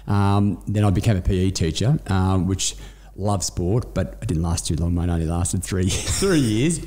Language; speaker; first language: English; native; English